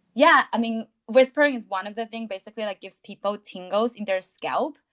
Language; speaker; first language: English; non-native, fluent; Chinese